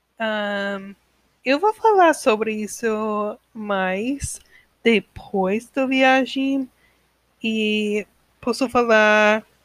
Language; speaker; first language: Portuguese; non-native, learner; English